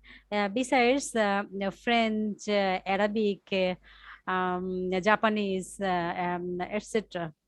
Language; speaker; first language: English; non-native, learner; Bangla